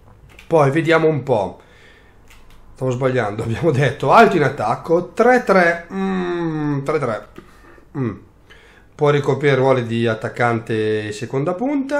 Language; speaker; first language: Italian; native; Italian